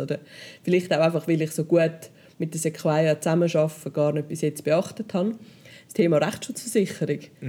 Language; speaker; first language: German; native; German